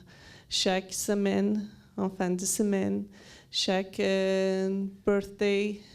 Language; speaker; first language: French; non-native, learner; Persian